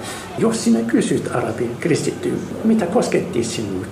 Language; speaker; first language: Finnish; non-native, fluent; Arabic